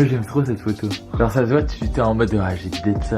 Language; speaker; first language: French; native; French